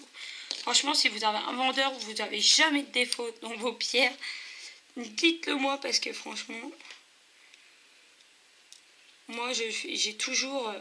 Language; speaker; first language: French; native; French